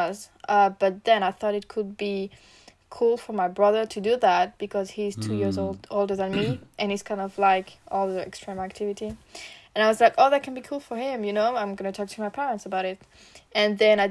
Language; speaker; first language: English; non-native, learner; French